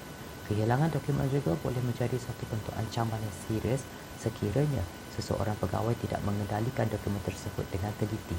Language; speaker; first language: Malay; native; Malay